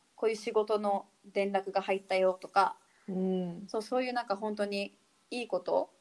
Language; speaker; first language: Japanese; native; Japanese